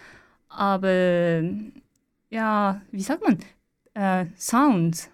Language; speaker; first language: German; non-native, learner; Japanese